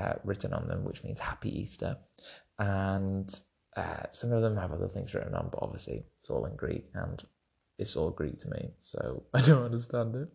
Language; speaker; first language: English; native; English